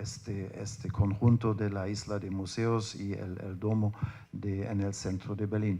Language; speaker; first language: Spanish; non-native, fluent; German